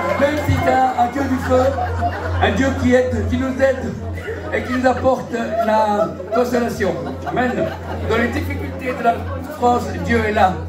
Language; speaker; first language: French; early bilingual, other home language; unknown